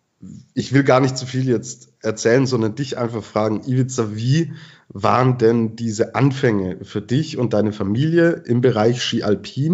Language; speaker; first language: German; native; German